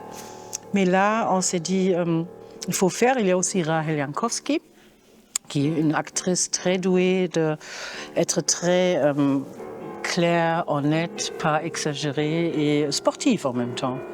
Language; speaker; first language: French; non-native, fluent; German